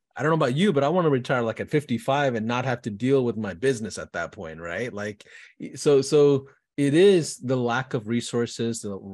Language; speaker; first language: English; native; English